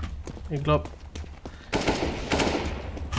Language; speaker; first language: German; non-native, learner; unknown